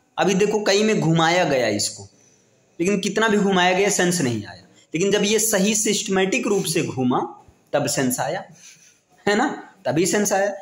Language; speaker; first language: Hindi; native; Hindi